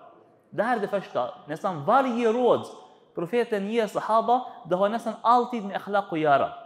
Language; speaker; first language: Swedish; non-native, fluent; Arabic